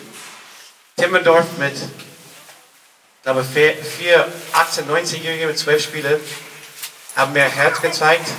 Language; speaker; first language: German; non-native, learner; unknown